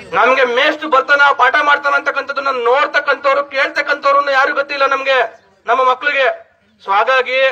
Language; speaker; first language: Kannada; native; Kannada